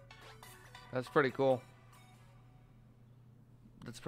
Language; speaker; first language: English; native; English